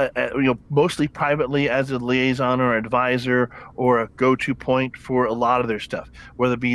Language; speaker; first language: English; native; English